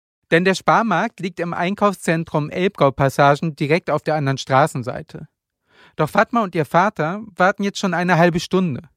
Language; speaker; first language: German; native; German